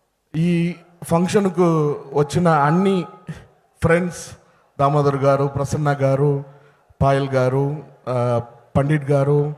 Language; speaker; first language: Telugu; non-native, learner; Tamil